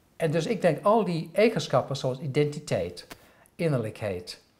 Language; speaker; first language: Dutch; non-native, fluent; English